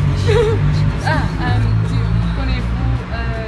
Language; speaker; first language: French; non-native, learner; Dutch